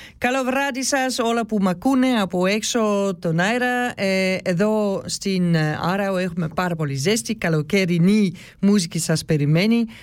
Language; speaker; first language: Greek; early bilingual, heritage; Greek